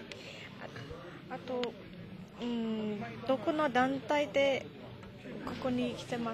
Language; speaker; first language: Japanese; non-native, learner; Burmese